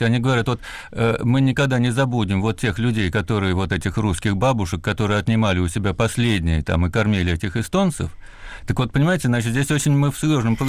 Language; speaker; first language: Russian; native; Russian